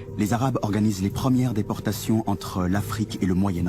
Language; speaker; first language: French; native; French